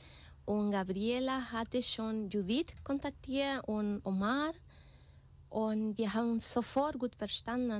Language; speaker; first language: German; non-native, fluent; Spanish